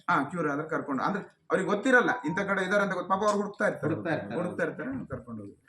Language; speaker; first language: Kannada; native; Kannada